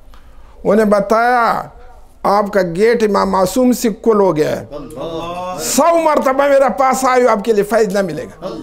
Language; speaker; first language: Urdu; non-native, local second language; Pashto